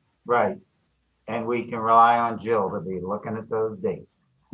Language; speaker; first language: English; native; English